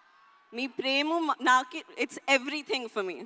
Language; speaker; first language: Telugu; non-native, learner; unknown